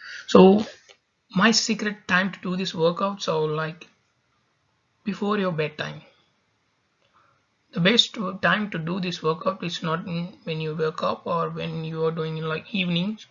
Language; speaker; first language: English; non-native, local second language; Tamil